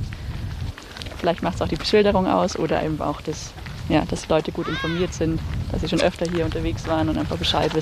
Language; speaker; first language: German; native; German